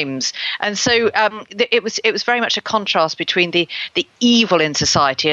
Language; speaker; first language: English; native; English